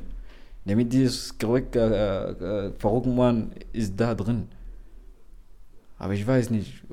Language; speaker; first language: German; non-native, learner; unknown